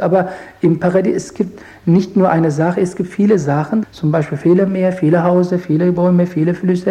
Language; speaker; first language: German; non-native, learner; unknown